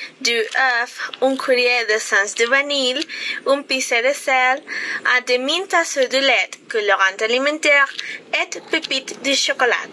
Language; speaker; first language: French; non-native, learner; Spanish